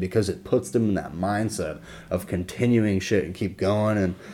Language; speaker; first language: English; native; English